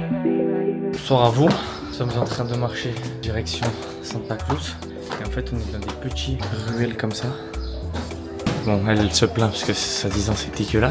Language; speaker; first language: French; native; French